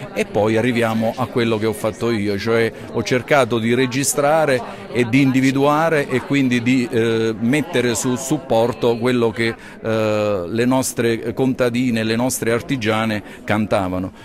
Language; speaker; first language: Italian; native; Italian